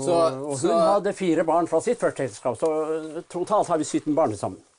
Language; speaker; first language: Norwegian; native; Norwegian